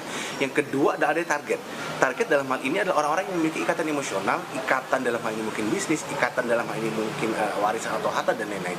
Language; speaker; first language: Indonesian; native; Indonesian